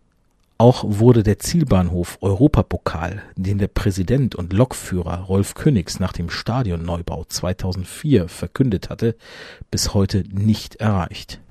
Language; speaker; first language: German; native; German